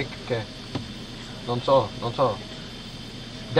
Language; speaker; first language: Italian; non-native, learner; English